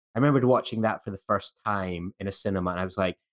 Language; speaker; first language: English; native; English